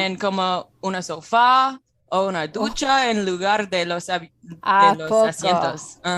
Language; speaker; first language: Spanish; non-native, fluent; English